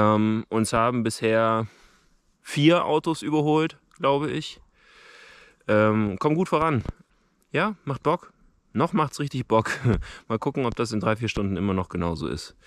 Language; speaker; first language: German; native; German